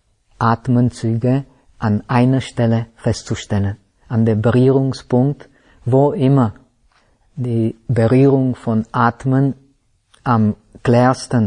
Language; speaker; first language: German; non-native, fluent; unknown